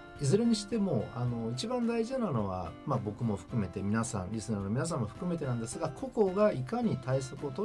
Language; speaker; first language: Japanese; native; Japanese